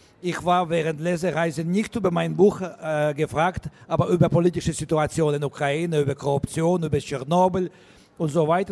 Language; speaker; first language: German; non-native, learner; Russian